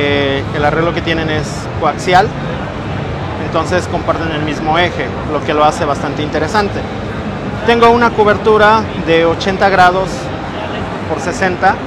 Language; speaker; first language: Spanish; native; Spanish